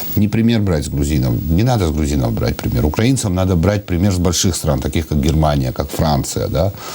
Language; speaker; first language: Russian; non-native, local second language; Georgian